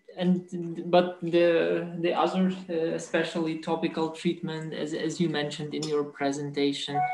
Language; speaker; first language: English; non-native, fluent; Somali